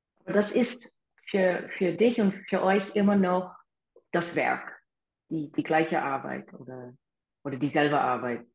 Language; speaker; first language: German; non-native, fluent; English